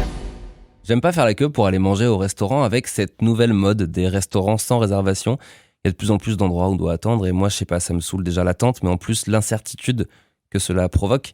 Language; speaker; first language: French; native; French